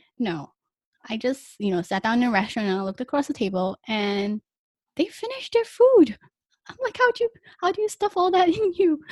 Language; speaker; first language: English; non-native, local second language; Chinese